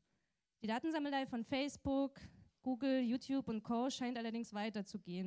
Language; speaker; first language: German; native; German